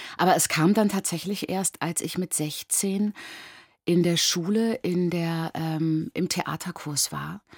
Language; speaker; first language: German; early bilingual, other home language; Persian